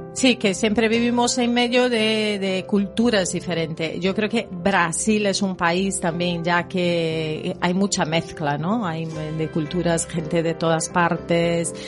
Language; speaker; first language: Spanish; early bilingual, heritage; Spanish